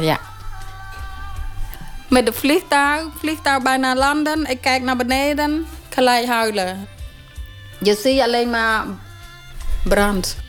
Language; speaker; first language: Dutch; non-native, learner; Khmer